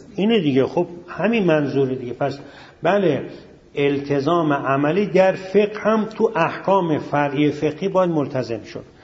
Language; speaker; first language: Persian; native; Persian